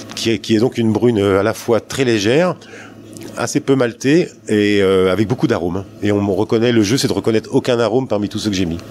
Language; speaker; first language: French; native; French